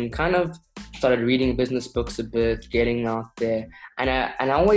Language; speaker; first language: English; native; English